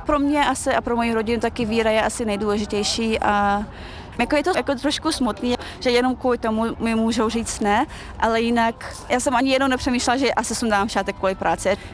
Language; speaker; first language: Czech; early bilingual, other home language; Chechen